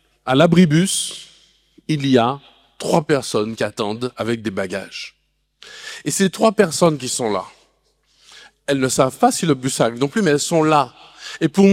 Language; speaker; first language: French; native; French